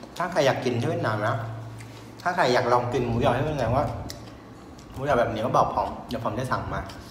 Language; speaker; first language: Thai; non-native, fluent; Vietnamese